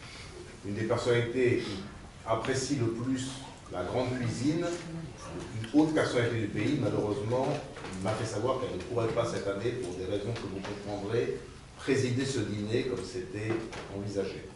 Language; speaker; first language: French; native; French